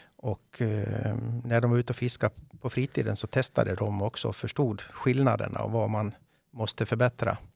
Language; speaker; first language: Swedish; native; Swedish